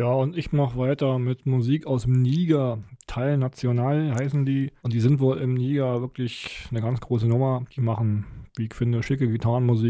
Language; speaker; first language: German; native; German